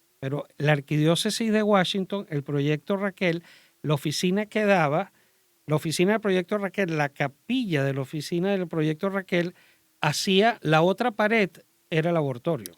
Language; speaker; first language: Spanish; native; Spanish